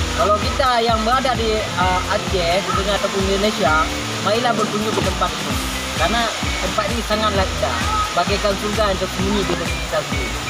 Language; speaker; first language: Malay; non-native, local second language; Achinese